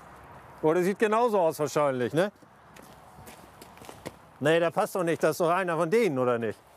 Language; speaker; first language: German; native; German